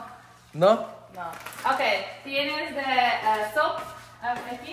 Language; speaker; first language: Spanish; non-native, learner; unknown